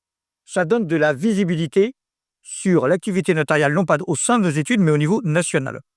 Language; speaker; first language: French; native; French